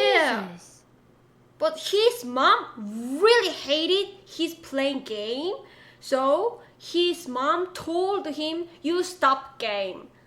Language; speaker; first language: English; non-native, learner; Korean